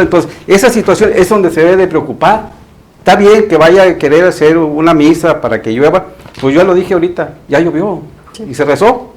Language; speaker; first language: Spanish; native; Spanish